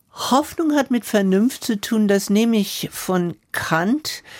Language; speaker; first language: German; non-native, fluent; English